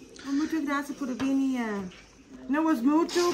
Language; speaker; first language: Spanish; non-native, learner; English